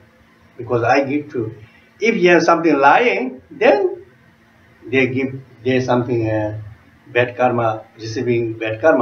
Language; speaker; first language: English; non-native, learner; Tibetan